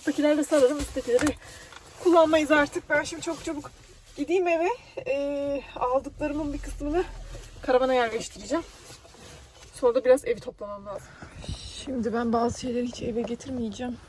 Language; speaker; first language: Turkish; early bilingual, other home language; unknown